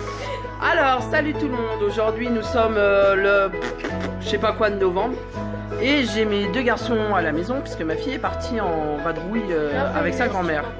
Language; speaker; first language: French; native; French